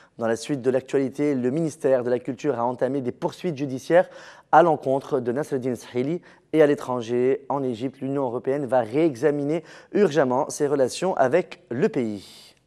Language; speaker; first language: French; non-native, local second language; Arabic